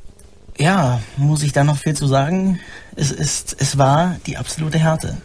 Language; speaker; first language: German; native; German